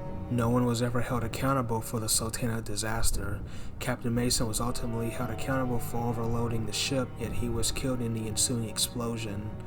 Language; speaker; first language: English; native; English